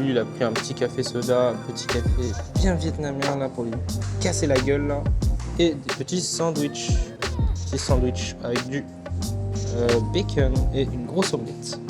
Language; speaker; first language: French; native; French